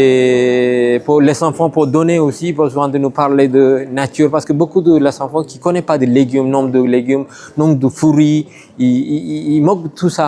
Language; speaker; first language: French; non-native, learner; Tamil